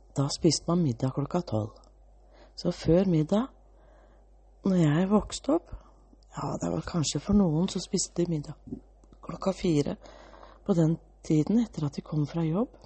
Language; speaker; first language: Norwegian; early bilingual, other home language; Danish